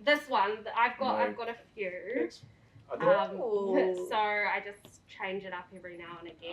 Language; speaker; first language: English; native; English